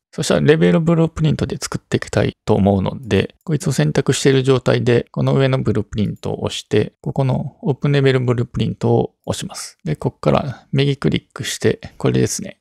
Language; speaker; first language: Japanese; native; Japanese